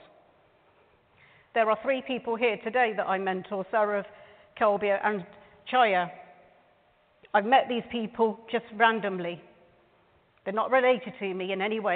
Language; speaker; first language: English; native; English